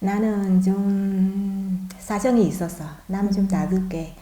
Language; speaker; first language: Korean; non-native, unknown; Vietnamese